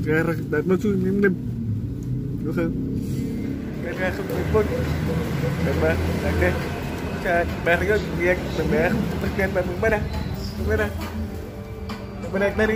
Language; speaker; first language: Indonesian; non-native, learner; Vietnamese